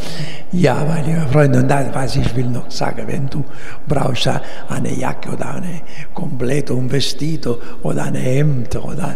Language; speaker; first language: German; non-native, learner; Italian